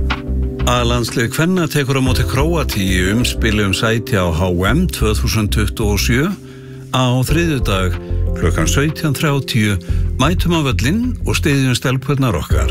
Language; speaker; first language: Icelandic; native; Icelandic